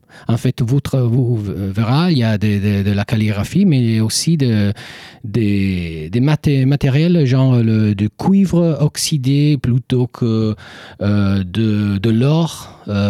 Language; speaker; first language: French; non-native, fluent; Italian